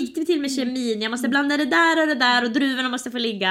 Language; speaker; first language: Swedish; native; Swedish